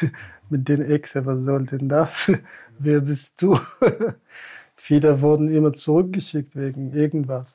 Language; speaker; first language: German; non-native, fluent; Tamasheq